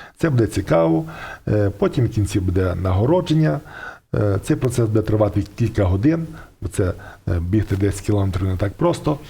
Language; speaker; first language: Ukrainian; native; Ukrainian